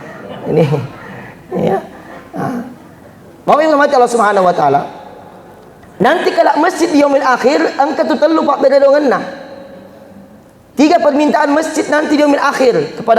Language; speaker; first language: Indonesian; non-native, local second language; Buginese